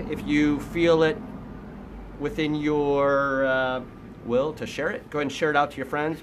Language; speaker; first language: English; native; English